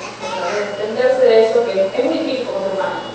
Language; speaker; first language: Spanish; native; Spanish